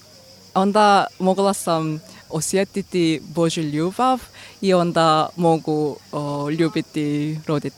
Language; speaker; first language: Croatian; non-native, learner; Korean